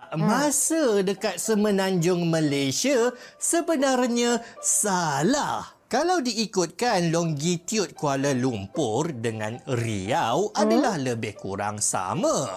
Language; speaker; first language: Malay; native; Malay